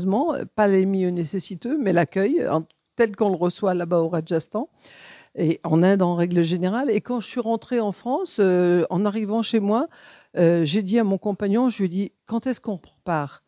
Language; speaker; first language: French; native; French